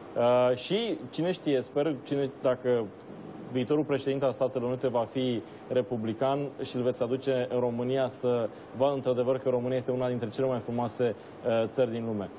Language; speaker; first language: Romanian; native; Romanian